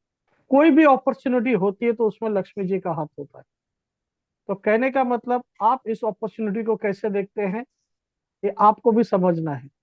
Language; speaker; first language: Hindi; native; Hindi